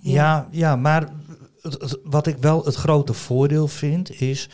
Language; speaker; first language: Dutch; native; Dutch